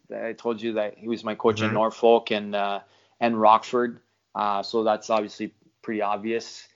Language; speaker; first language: English; non-native, fluent; French